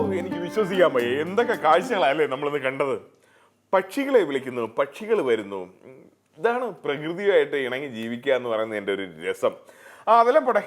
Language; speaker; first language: Malayalam; native; Malayalam